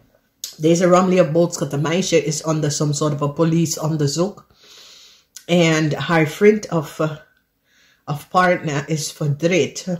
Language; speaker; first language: Dutch; non-native, learner; English